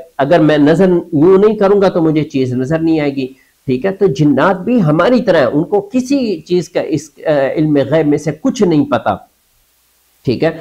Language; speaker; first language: Urdu; native; Urdu